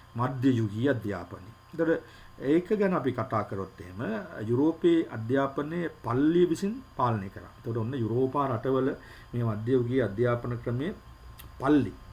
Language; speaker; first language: Sinhala; native; Sinhala